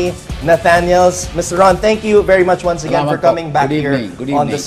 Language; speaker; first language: English; non-native, local second language; Filipino